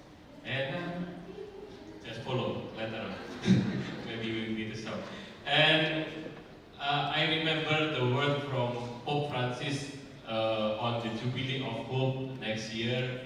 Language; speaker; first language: English; non-native, fluent; Indonesian